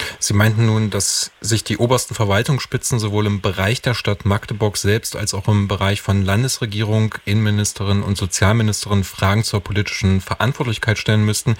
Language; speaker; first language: German; native; German